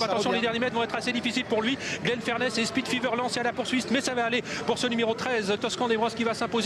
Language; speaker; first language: French; native; French